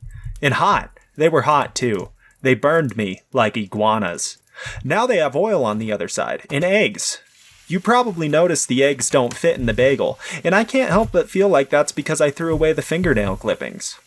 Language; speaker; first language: English; native; English